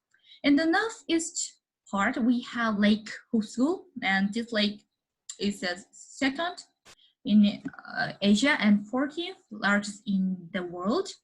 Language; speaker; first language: English; non-native, learner; Mongolian